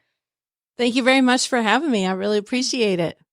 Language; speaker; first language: English; native; English